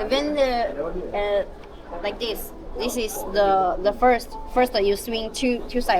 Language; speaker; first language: English; non-native, learner; Chinese